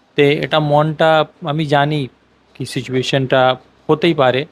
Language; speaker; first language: Bangla; non-native, local second language; Hindi